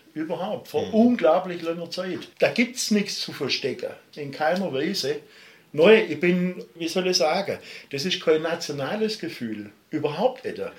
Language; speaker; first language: German; native; German